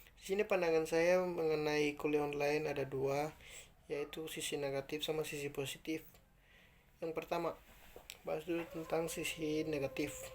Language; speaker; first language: Indonesian; native; Indonesian